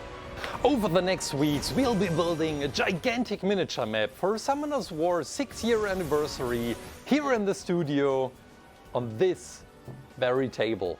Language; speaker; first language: English; non-native, fluent; German